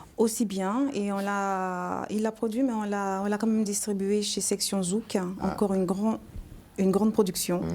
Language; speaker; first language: French; native; French